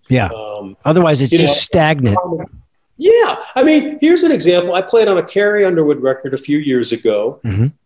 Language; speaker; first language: English; native; English